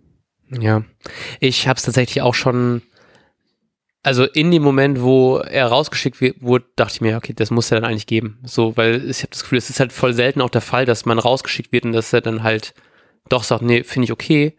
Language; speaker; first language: German; native; German